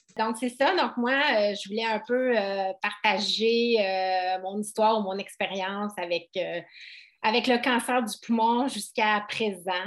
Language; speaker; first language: French; native; French